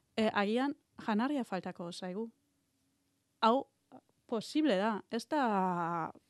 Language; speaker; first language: Basque; non-native, learner; German